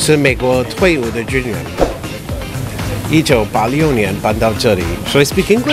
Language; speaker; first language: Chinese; non-native, fluent; English